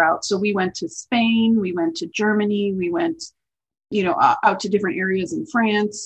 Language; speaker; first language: English; native; English